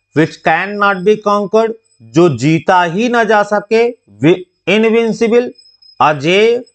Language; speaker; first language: Hindi; native; Hindi